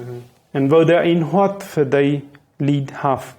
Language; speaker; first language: German; non-native, local second language; Low German